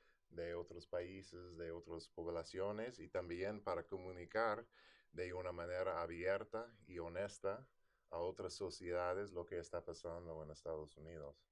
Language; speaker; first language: Spanish; non-native, fluent; English